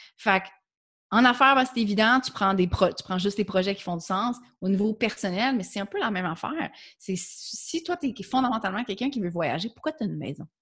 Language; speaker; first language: French; native; French